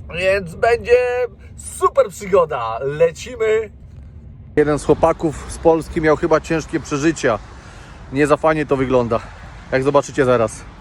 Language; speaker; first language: Polish; native; Polish